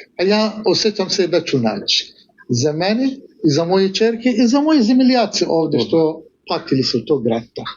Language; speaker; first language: Bosnian; non-native, fluent; Arabic